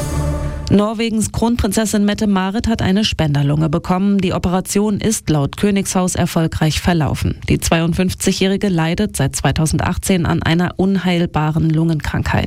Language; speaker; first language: German; native; German